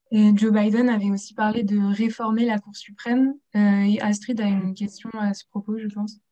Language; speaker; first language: French; native; French